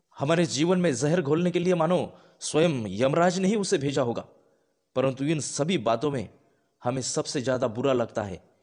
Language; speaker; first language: Hindi; non-native, local second language; Marathi